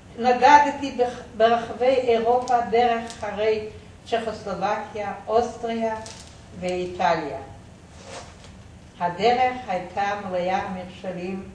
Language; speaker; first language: Hebrew; non-native, fluent; Yiddish